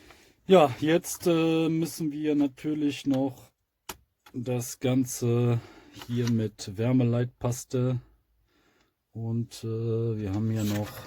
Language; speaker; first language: German; native; German